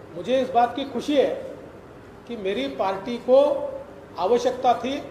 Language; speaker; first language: Hindi; non-native, local second language; Marathi